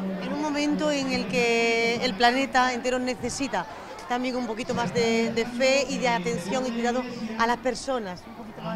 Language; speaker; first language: Spanish; native; Spanish